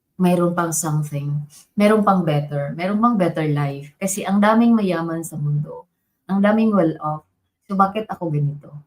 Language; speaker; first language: Filipino; native; Filipino